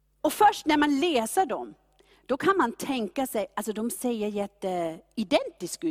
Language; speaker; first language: Swedish; non-native, fluent; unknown